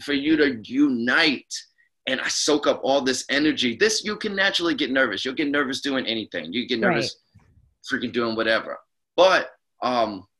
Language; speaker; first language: English; native; English